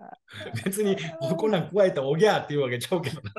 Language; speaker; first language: Japanese; native; Japanese